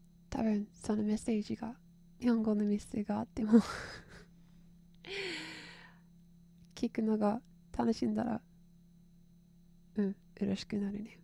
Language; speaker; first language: Japanese; non-native, learner; English